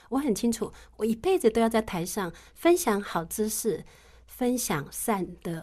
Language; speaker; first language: Chinese; native; Chinese